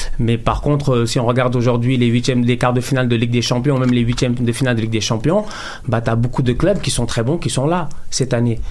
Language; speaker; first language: French; non-native, local second language; Wolof